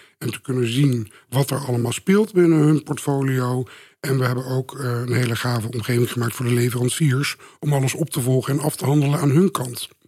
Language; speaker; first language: Dutch; native; Dutch